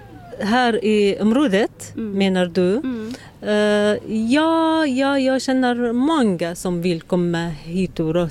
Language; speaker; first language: Swedish; non-native, learner; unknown